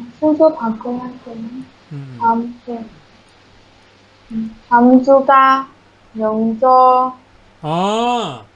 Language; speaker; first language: Korean; non-native, learner; Chinese